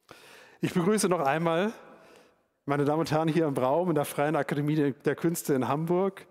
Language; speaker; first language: German; native; German